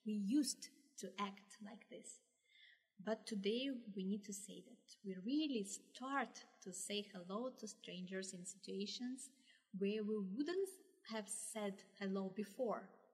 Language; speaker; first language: English; non-native, fluent; Russian